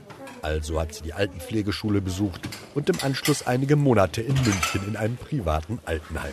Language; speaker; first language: German; native; German